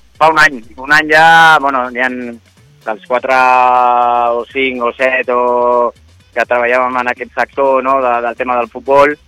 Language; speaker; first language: Catalan; native; Catalan